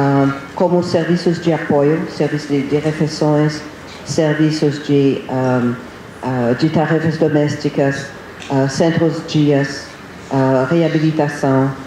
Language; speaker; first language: Portuguese; non-native, fluent; English